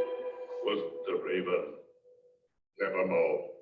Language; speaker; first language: English; native; English